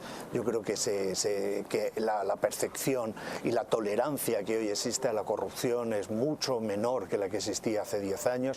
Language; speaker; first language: Spanish; native; Spanish